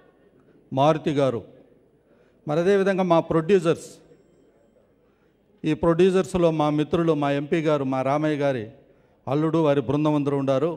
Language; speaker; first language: Telugu; native; Telugu